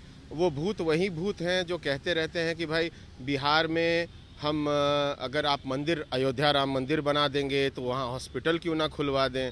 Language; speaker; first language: Hindi; native; Hindi